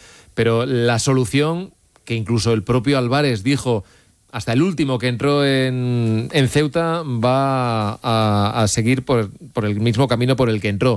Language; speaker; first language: Spanish; native; Spanish